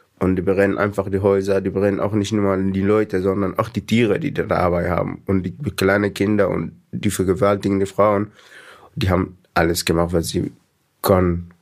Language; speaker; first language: German; non-native, fluent; Arabic